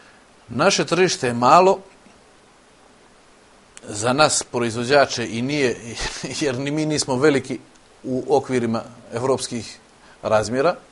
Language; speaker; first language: Serbian; native; Serbian